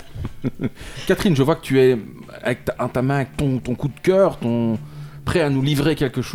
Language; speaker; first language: French; native; French